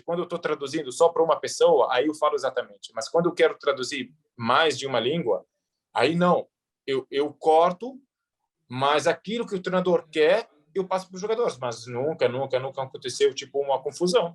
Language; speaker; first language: Portuguese; early bilingual, heritage; Arabic